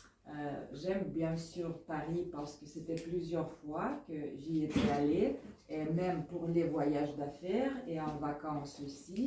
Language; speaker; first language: French; non-native, fluent; Russian